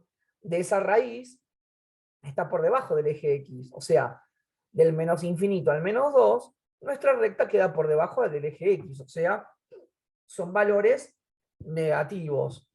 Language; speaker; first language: Spanish; native; Spanish